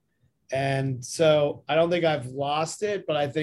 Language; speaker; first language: English; native; English